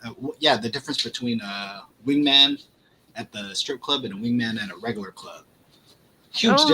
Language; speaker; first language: English; native; English